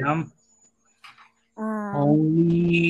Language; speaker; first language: English; non-native, fluent; Spanish